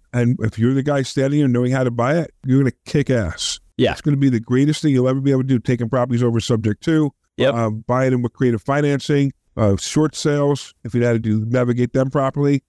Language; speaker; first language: English; native; English